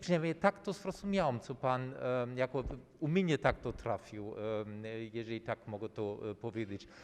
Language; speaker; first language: Polish; non-native, fluent; German